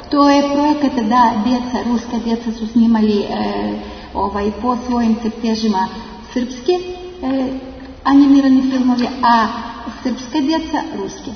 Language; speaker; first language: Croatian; non-native, learner; Russian